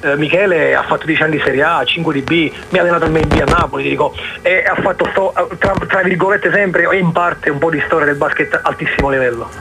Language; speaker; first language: Italian; native; Italian